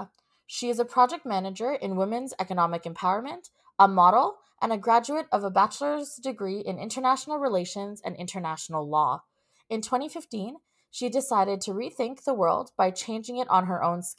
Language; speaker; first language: English; native; English